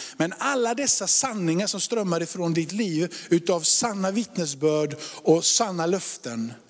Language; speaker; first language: Swedish; native; Swedish